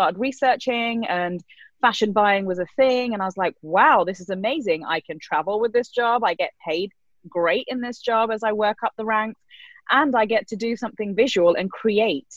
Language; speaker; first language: English; native; English